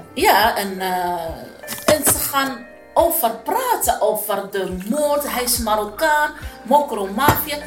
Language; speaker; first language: Dutch; non-native, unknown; Arabic